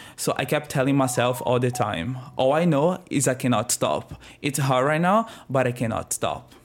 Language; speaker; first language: English; non-native, fluent; Portuguese